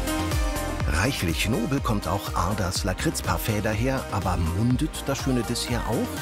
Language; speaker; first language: German; native; German